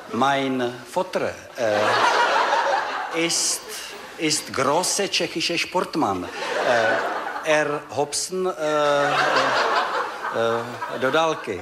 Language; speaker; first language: German; non-native, learner; Czech